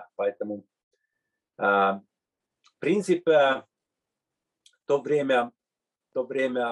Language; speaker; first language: Russian; non-native, fluent; Finnish